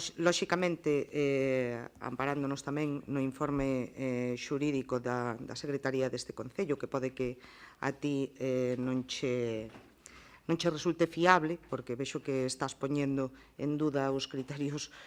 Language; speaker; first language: Galician; native; Galician